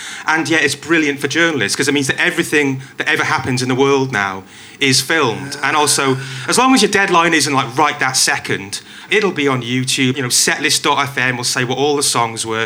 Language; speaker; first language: English; native; English